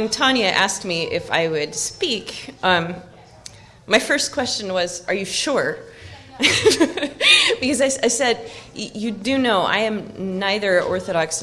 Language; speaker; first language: English; native; English